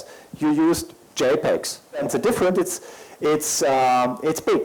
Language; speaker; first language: English; non-native, learner; German